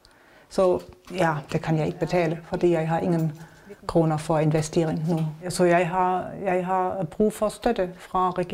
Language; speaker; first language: Danish; non-native, learner; German